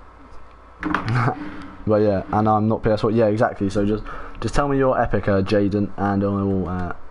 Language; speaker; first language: English; native; English